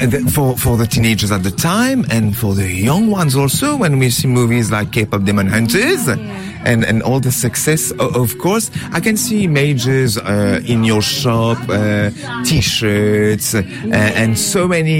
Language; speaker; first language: English; non-native, local second language; Morisyen